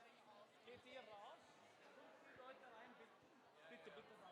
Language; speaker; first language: German; non-native, learner; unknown